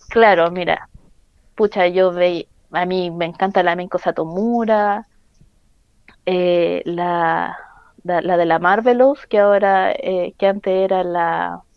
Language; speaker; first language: Spanish; native; Spanish